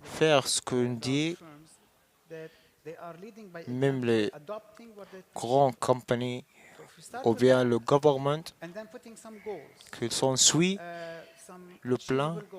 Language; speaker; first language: French; non-native, learner; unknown